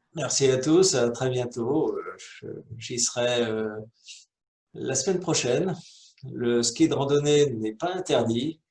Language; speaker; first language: French; native; French